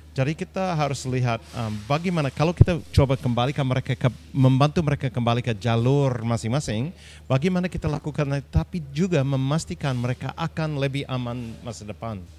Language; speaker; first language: Indonesian; non-native, fluent; English